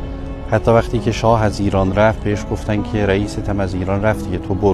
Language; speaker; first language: Persian; native; Persian